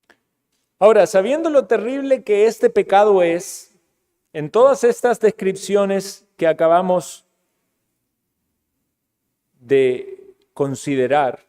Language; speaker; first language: Spanish; native; Spanish